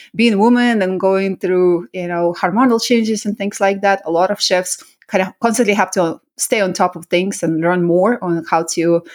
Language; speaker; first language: English; early bilingual, other home language; Russian